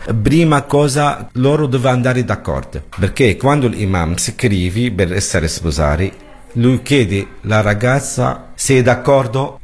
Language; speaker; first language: Italian; non-native, learner; Arabic